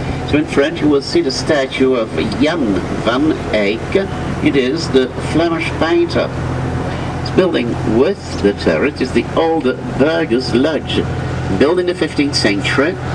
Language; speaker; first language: English; non-native, fluent; Dutch